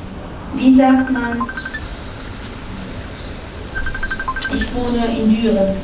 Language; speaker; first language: German; non-native, fluent; Italian